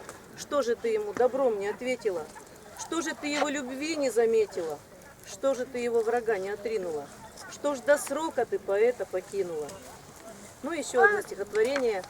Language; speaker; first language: Russian; native; Russian